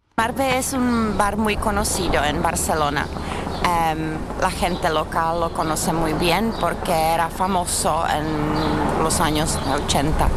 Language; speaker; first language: Spanish; non-native, learner; Czech